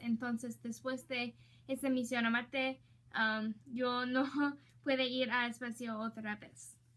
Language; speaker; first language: Spanish; non-native, learner; English